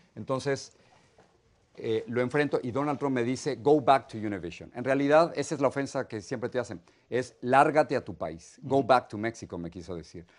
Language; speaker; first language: Spanish; native; Spanish